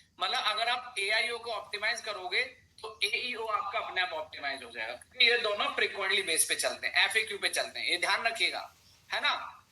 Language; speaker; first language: Hindi; native; Hindi